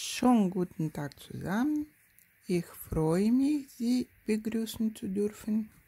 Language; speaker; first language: German; non-native, learner; Russian